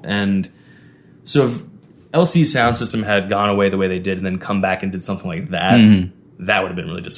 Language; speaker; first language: English; native; English